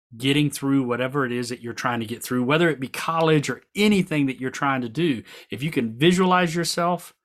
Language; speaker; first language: English; native; English